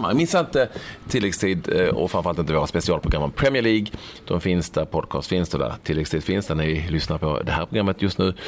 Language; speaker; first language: Swedish; native; Swedish